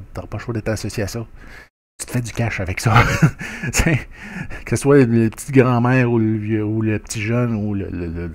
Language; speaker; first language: French; native; French